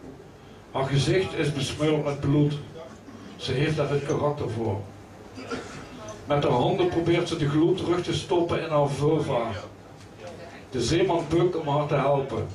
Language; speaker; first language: Dutch; native; Dutch